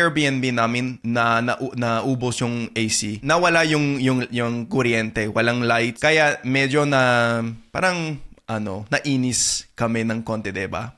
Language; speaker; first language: Filipino; non-native, fluent; English